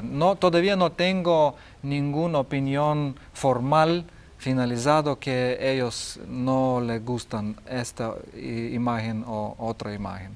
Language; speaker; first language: Spanish; non-native, learner; Lithuanian